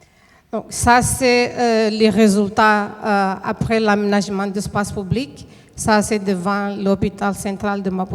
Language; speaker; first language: French; non-native, fluent; Portuguese